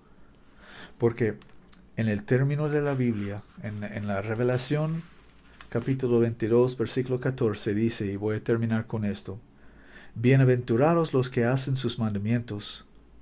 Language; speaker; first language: Spanish; non-native, learner; English